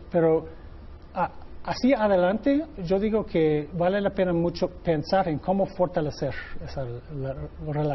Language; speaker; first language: Spanish; non-native, fluent; English